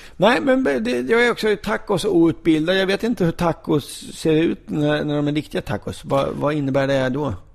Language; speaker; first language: Swedish; native; Swedish